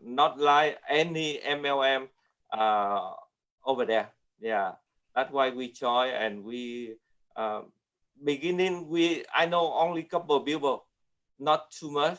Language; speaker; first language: English; non-native, learner; Vietnamese